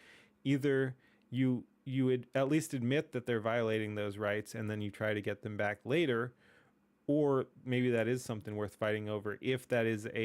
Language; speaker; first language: English; native; English